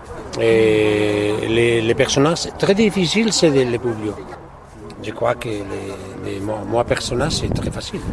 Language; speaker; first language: French; non-native, learner; Spanish